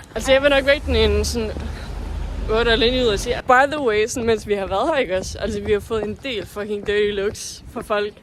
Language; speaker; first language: Danish; native; Danish